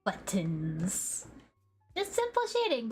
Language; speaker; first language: English; native; English